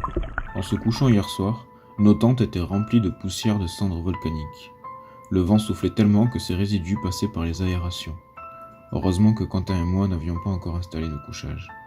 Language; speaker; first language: French; native; French